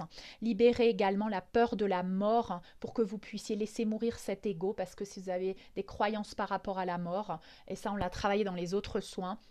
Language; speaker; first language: French; native; French